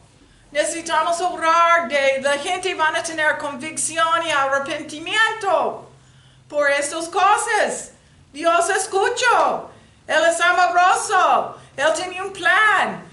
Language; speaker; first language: Spanish; non-native, learner; English